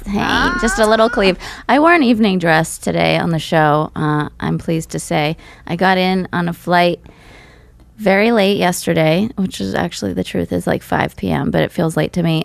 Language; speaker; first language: English; early bilingual, other home language; Russian